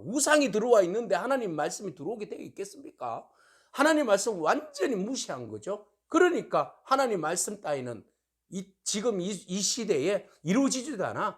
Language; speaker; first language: Korean; native; Korean